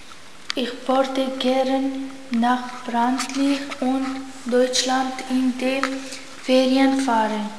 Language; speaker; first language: German; non-native, learner; Arabic